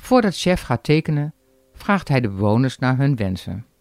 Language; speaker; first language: Dutch; native; Dutch